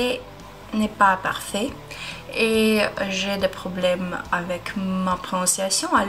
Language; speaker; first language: French; non-native, learner; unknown